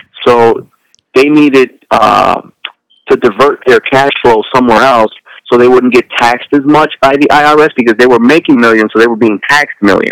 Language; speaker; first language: English; early bilingual, other home language; Spanish